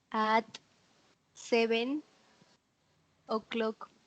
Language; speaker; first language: English; non-native, learner; Spanish